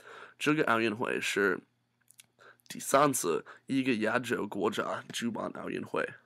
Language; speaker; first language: Chinese; non-native, learner; English